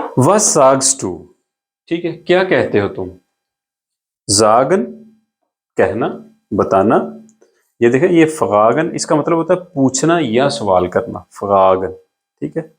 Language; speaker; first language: Urdu; non-native, local second language; Punjabi